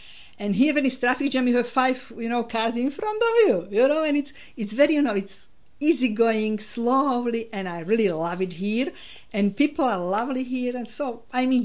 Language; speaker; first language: English; non-native, fluent; Slovak